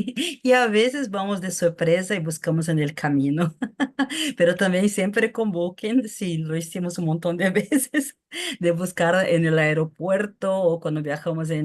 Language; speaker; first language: Spanish; non-native, fluent; Portuguese